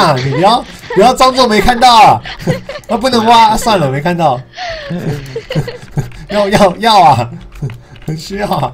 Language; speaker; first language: Chinese; native; Chinese